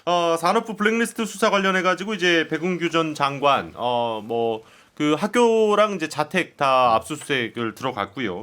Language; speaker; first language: Korean; native; Korean